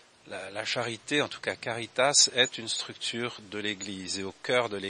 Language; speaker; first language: French; native; French